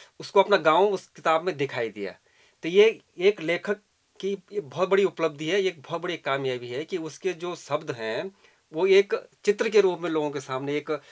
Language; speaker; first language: Hindi; native; Hindi